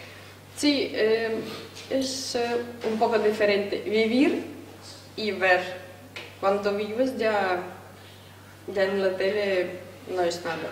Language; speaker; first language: Spanish; non-native, fluent; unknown